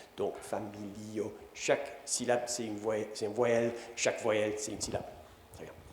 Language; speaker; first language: French; non-native, fluent; English